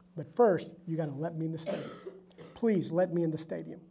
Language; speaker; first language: English; early bilingual, other home language; Spanish